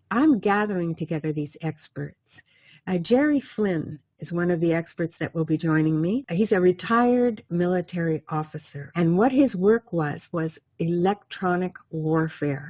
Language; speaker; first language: English; native; English